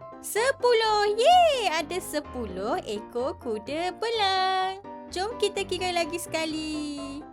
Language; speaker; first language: Malay; native; Malay